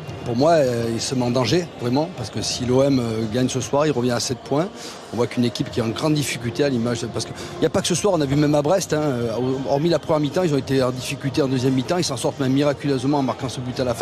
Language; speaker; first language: French; native; French